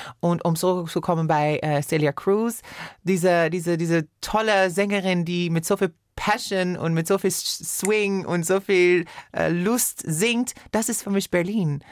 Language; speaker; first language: German; non-native, fluent; Persian